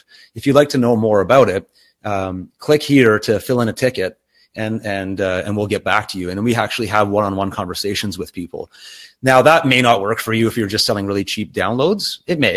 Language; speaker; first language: English; native; English